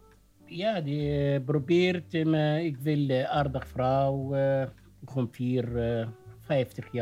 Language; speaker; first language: Dutch; non-native, learner; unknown